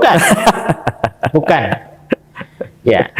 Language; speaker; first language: Malay; native; Malay